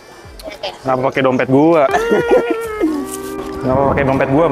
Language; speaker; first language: Indonesian; native; Indonesian